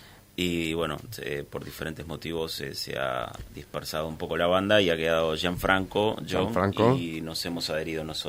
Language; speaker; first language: Spanish; native; Spanish